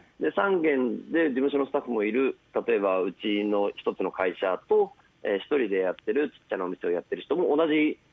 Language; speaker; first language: Japanese; native; Japanese